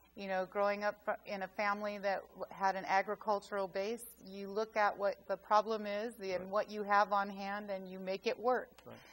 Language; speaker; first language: English; native; English